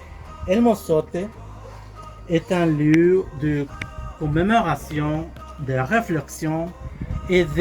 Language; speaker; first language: French; non-native, learner; Spanish